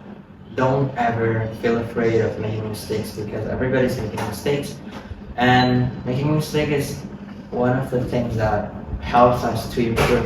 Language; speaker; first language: English; non-native, fluent; Indonesian